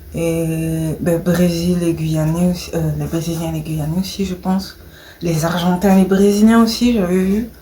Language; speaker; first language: French; early bilingual, other home language; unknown